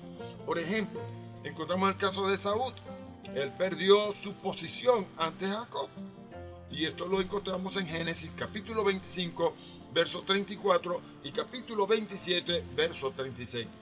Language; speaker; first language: Spanish; native; Spanish